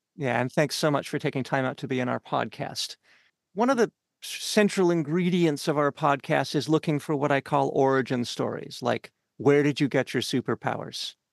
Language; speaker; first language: English; native; English